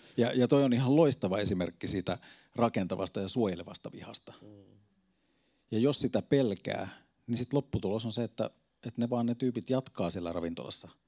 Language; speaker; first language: Finnish; native; Finnish